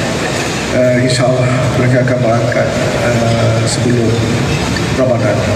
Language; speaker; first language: Malay; native; Malay